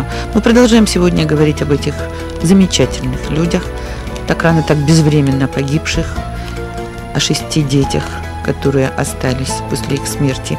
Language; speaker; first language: Russian; native; Russian